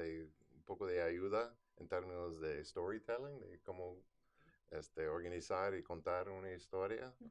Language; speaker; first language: Spanish; non-native, fluent; English